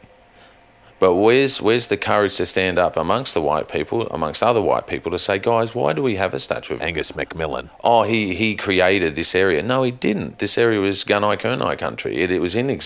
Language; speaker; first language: English; native; English